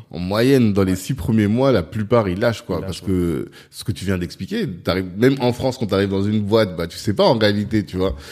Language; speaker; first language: French; non-native, local second language; Sango